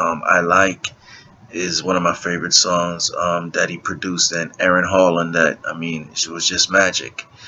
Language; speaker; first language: English; native; English